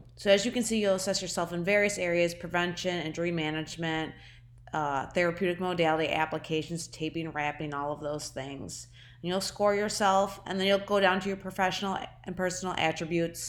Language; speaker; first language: English; native; English